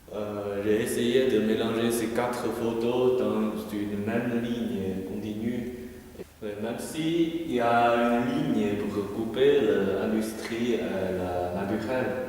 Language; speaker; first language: French; non-native, learner; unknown